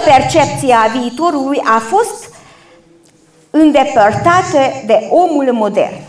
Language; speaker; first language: Romanian; non-native, local second language; Hungarian